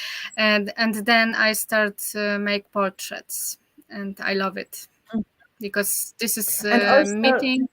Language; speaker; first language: English; non-native, learner; Polish